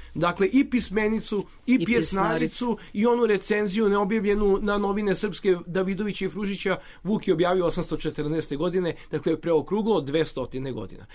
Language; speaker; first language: Serbian; native; Serbian